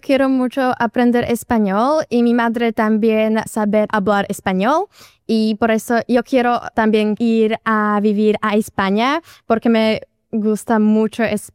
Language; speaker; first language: Spanish; non-native, learner; Slovak